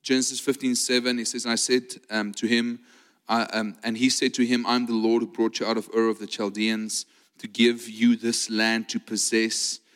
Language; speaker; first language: English; non-native, local second language; Afrikaans